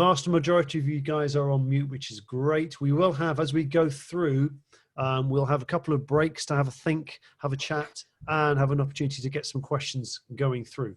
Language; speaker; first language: English; native; English